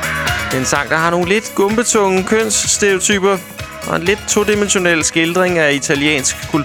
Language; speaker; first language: Danish; native; Danish